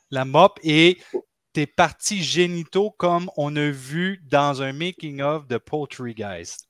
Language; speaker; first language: French; native; French